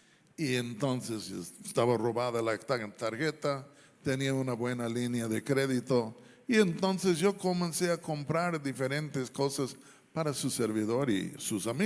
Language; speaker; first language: Spanish; non-native, fluent; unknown